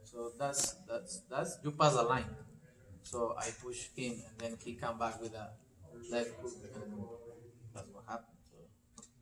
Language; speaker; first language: English; non-native, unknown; Spanish